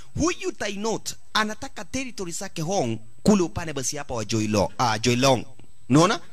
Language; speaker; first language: Swahili; native; Swahili